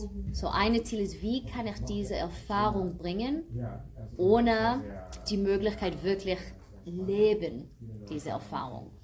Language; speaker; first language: German; non-native, fluent; English